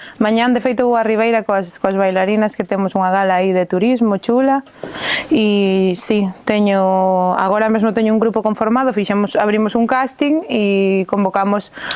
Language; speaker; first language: Galician; native; Galician